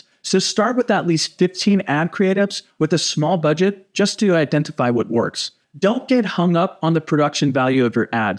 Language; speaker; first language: English; native; English